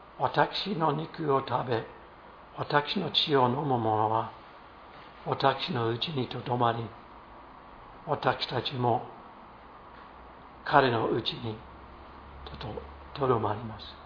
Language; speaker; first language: Japanese; non-native, fluent; English